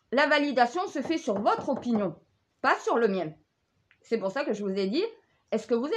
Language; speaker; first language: French; native; French